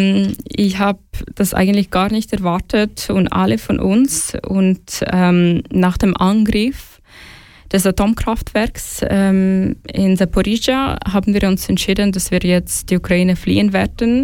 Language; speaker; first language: German; non-native, fluent; Ukrainian